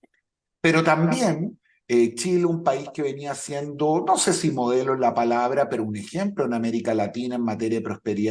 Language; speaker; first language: Spanish; native; Spanish